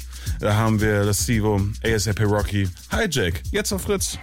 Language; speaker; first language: German; native; German